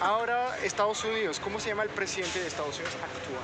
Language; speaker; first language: Spanish; non-native, fluent; French